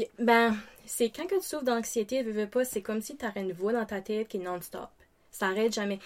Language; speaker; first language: French; native; French